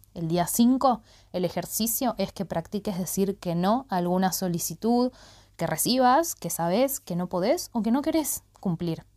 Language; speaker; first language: Spanish; native; Spanish